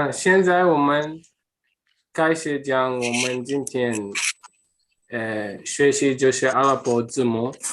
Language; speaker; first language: Chinese; non-native, fluent; Arabic